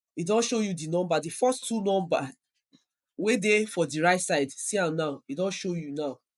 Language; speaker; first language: Nigerian Pidgin; non-native, local second language; Yoruba